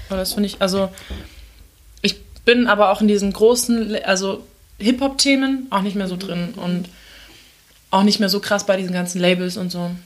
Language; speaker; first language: German; early bilingual, other home language; Turkish